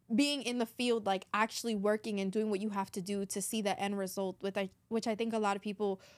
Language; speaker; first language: English; native; English